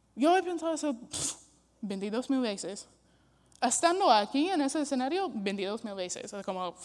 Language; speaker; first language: Spanish; non-native, fluent; English